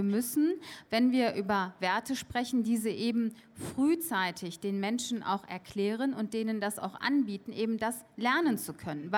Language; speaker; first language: German; early bilingual, other home language; Turkish